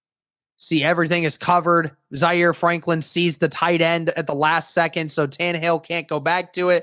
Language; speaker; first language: English; native; English